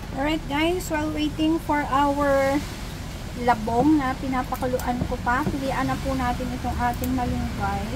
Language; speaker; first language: Filipino; non-native, local second language; Hiligaynon